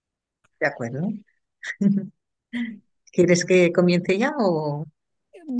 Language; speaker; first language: Spanish; native; Spanish